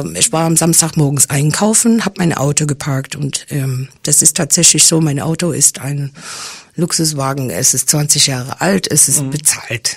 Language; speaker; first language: German; early bilingual, other home language; English